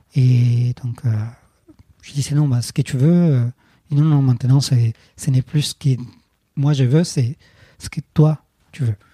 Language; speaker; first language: French; non-native, fluent; Spanish